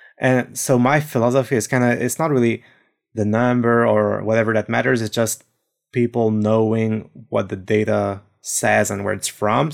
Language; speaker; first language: English; non-native, fluent; French